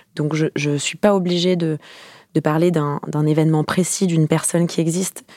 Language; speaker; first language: French; native; French